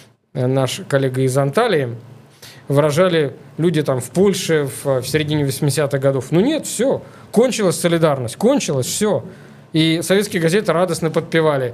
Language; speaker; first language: Russian; native; Russian